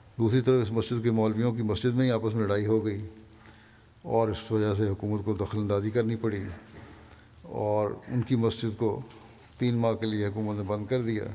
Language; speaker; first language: Urdu; native; Urdu